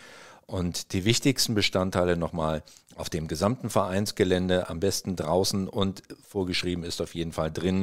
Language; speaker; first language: German; native; German